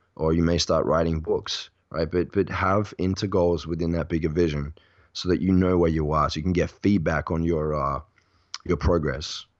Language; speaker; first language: English; native; English